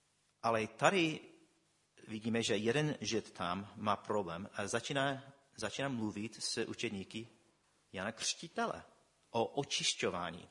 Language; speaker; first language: Czech; non-native, fluent; English